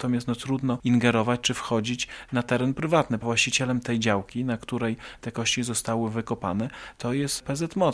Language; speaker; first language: Polish; native; Polish